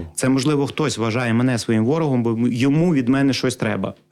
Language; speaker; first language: Ukrainian; native; Ukrainian